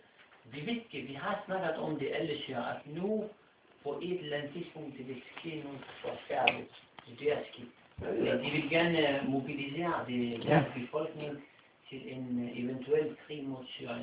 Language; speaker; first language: Danish; non-native, fluent; Arabic